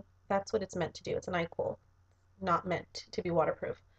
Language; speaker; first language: English; native; English